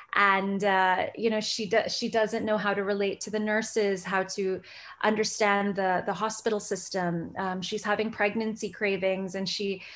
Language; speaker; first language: English; early bilingual, other home language; Gujarati